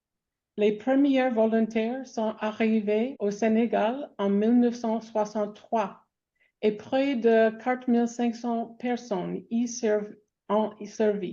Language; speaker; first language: French; non-native, fluent; English